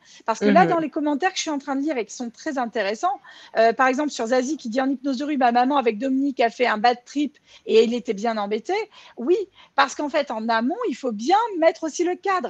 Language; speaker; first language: French; native; French